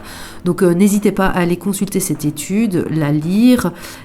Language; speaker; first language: French; native; French